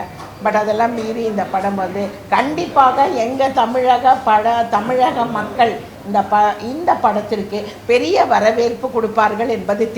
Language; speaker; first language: Tamil; native; Tamil